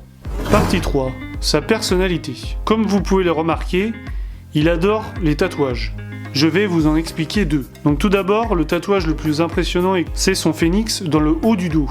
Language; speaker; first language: French; native; French